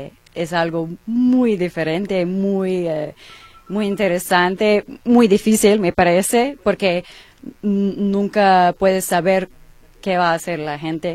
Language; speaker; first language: Spanish; non-native, learner; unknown